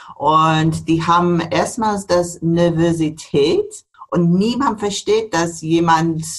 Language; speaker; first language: German; non-native, fluent; English